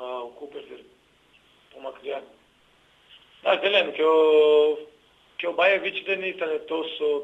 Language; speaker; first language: Greek; non-native, learner; Portuguese